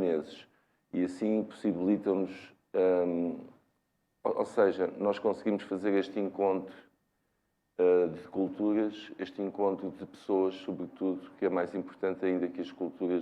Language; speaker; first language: Portuguese; native; Portuguese